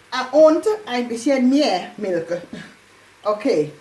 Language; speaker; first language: German; non-native, learner; English